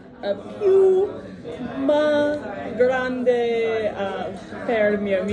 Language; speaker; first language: Italian; non-native, learner; English